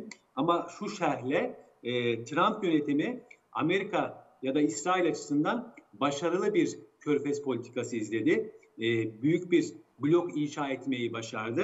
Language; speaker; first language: Turkish; native; Turkish